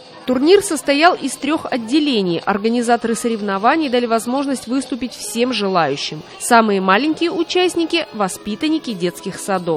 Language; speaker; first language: Russian; native; Russian